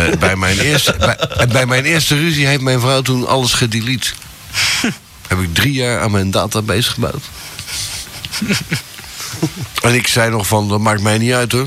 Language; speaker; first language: Dutch; native; Dutch